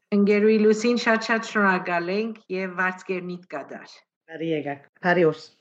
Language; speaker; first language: Armenian; early bilingual, heritage; Armenian